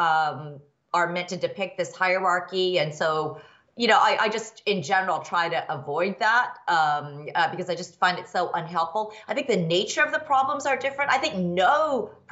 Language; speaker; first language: English; early bilingual, other home language; Chinese